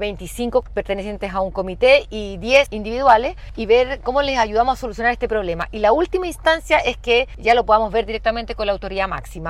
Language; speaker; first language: Spanish; native; Spanish